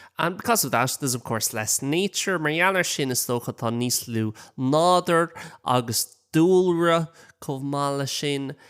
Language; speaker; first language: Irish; non-native, local second language; English